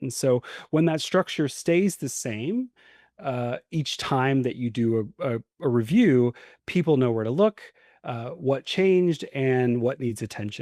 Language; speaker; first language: English; native; English